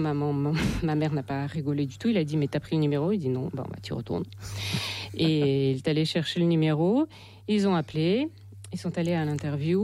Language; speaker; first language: French; non-native, fluent; Russian